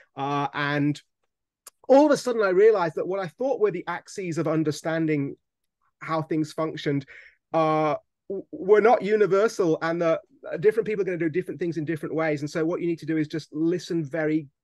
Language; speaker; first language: English; native; English